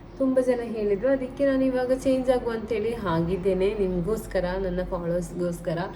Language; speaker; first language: Kannada; non-native, local second language; Malayalam